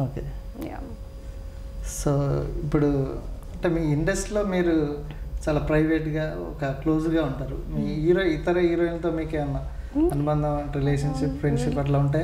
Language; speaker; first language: Telugu; native; Telugu